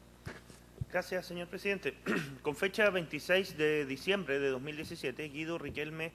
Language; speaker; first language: Spanish; native; Spanish